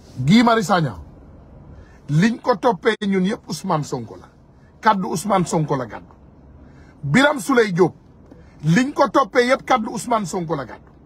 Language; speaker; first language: Wolof; non-native, local second language; Soninke